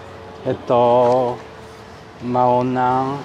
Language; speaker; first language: Filipino; non-native, learner; Japanese